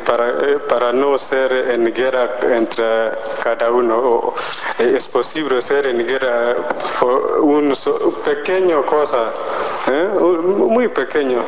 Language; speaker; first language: Spanish; non-native, learner; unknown